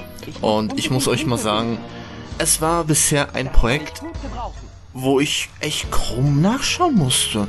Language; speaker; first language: German; native; German